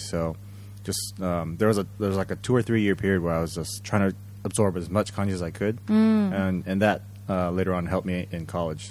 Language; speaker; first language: English; early bilingual, other home language; Japanese